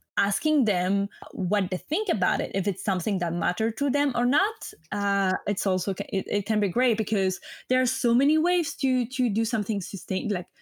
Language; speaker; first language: English; non-native, fluent; French